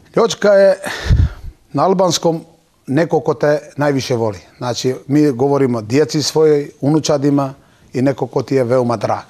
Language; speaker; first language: Bosnian; non-native, local second language; Turkish